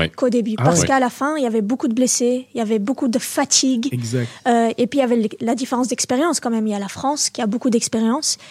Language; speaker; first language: French; native; French